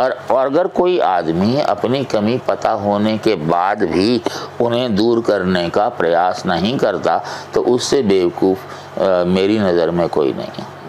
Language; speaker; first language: Hindi; non-native, local second language; Punjabi